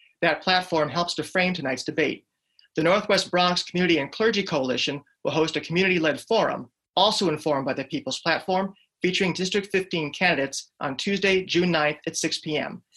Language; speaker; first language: English; native; English